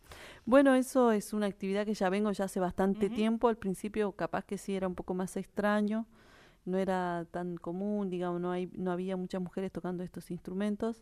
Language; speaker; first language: Spanish; native; Spanish